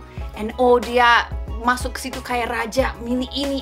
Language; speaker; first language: Indonesian; non-native, fluent; English